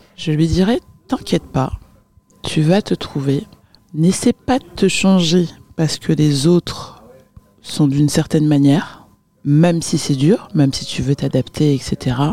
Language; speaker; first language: French; early bilingual, other home language; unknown